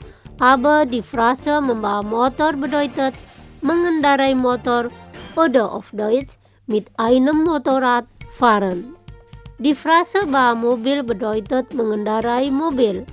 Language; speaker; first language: German; non-native, fluent; Indonesian